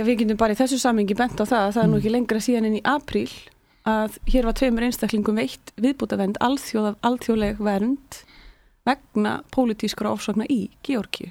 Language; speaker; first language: Icelandic; native; Icelandic